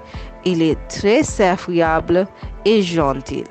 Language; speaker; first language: French; non-native, learner; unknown